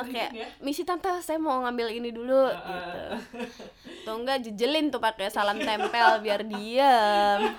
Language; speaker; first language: Indonesian; native; Indonesian